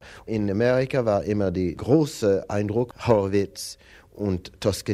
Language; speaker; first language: German; non-native, learner; English